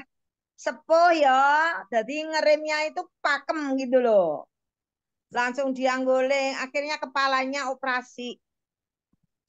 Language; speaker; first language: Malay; non-native, local second language; Javanese